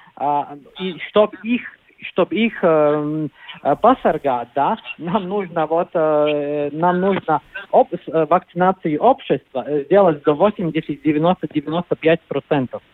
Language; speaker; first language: Russian; non-native, local second language; Latvian